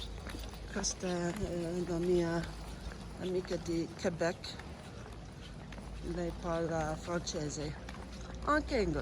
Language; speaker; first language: Italian; non-native, learner; English